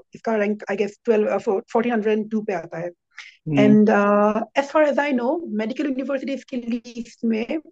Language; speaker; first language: Hindi; non-native, local second language; Assamese